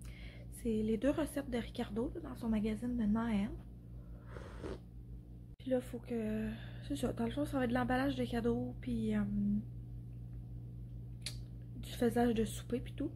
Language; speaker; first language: French; native; French